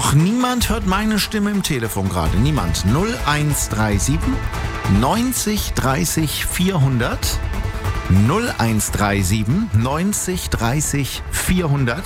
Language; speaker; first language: German; native; German